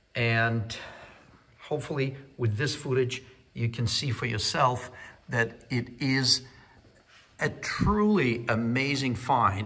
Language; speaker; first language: English; non-native, fluent; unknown